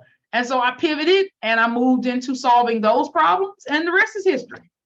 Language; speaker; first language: English; native; English